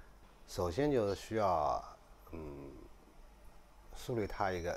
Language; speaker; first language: Chinese; native; Chinese